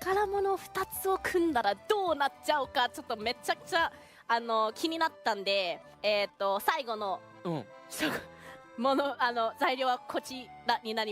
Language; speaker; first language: Japanese; native; Japanese